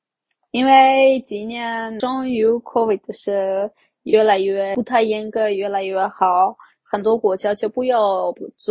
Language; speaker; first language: Chinese; non-native, fluent; Armenian